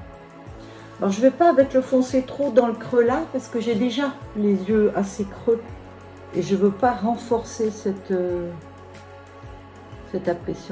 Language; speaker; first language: French; native; French